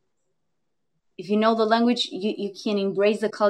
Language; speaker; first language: English; non-native, fluent; Spanish